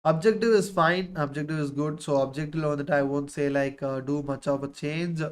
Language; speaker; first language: English; non-native, local second language; Tamil